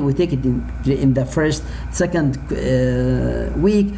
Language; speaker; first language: English; non-native, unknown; Arabic